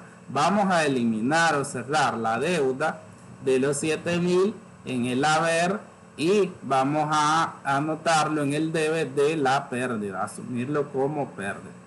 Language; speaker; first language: Spanish; native; Spanish